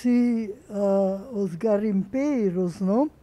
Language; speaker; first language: Portuguese; non-native, fluent; Hungarian